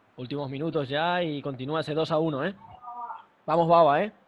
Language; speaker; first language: Spanish; native; Spanish